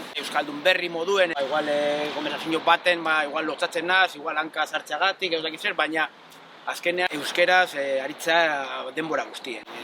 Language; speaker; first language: Basque; non-native, local second language; Spanish